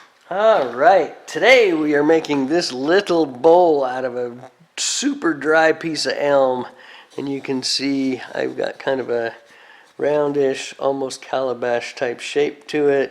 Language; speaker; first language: English; native; English